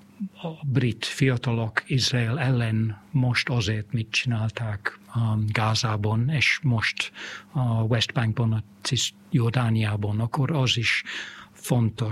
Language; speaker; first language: Hungarian; non-native, fluent; English